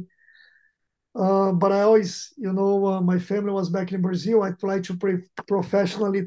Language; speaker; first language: English; non-native, fluent; Portuguese